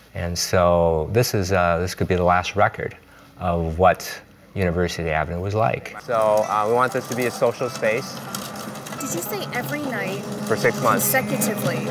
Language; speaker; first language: English; native; English